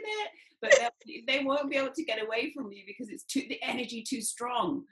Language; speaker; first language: English; native; English